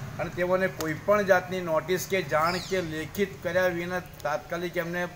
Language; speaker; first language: Gujarati; native; Gujarati